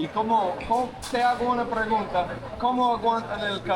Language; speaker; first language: Spanish; non-native, learner; English